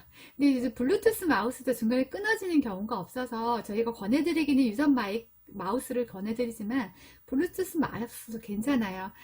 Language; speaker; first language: Korean; native; Korean